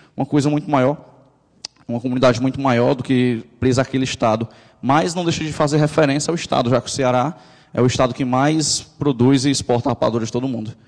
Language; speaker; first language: Portuguese; native; Portuguese